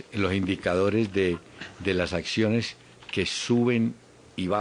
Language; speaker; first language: Spanish; native; Spanish